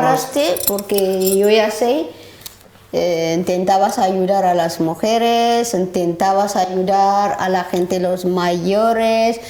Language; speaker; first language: Spanish; non-native, learner; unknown